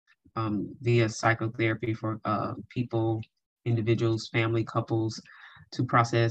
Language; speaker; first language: English; native; English